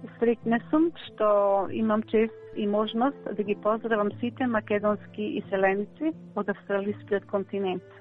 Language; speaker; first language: Macedonian; native; Macedonian